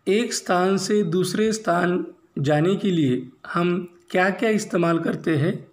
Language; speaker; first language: Hindi; non-native, local second language; Marathi